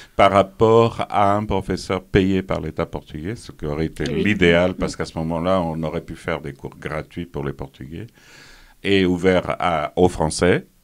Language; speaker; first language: French; non-native, fluent; Portuguese